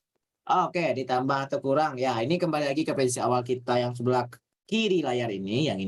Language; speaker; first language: Indonesian; native; Indonesian